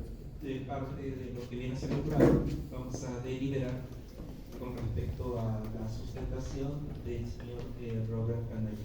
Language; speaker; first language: Spanish; native; Spanish